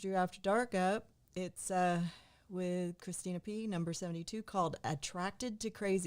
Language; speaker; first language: English; native; English